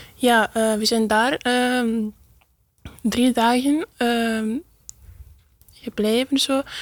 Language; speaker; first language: Dutch; non-native, learner; Italian